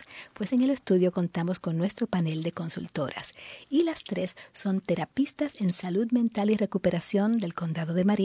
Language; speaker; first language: Spanish; native; Spanish